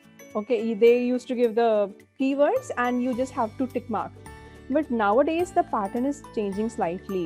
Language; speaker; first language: English; non-native, local second language; Hindi